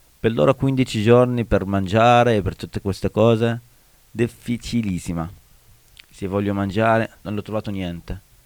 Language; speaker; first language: Italian; non-native, learner; Arabic